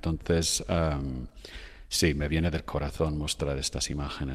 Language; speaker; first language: Spanish; non-native, fluent; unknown